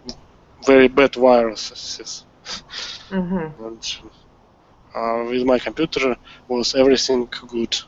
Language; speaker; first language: English; non-native, learner; Russian